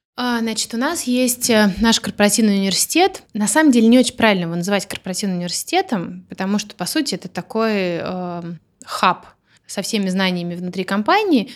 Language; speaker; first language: Russian; native; Russian